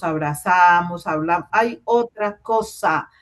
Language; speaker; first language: Spanish; native; Spanish